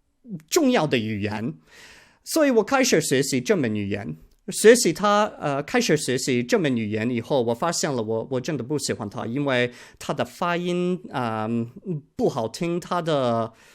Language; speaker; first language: Chinese; non-native, learner; English